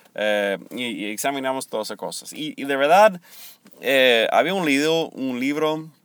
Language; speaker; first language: Spanish; non-native, fluent; English